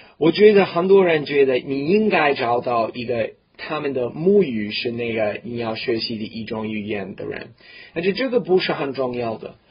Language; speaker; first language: Chinese; non-native, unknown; English